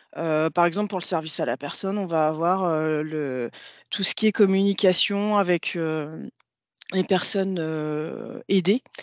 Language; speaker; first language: French; native; French